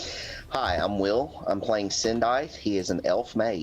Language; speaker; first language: English; native; English